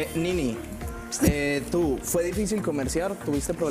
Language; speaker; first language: Spanish; native; Spanish